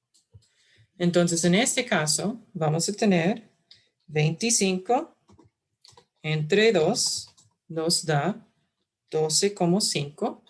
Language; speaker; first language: Spanish; non-native, fluent; English